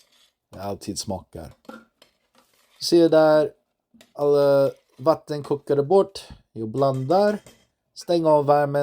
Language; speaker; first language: Swedish; non-native, learner; English